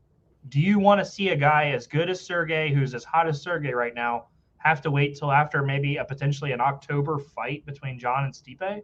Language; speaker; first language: English; native; English